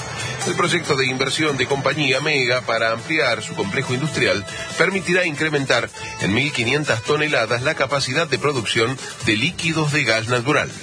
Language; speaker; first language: Spanish; native; Spanish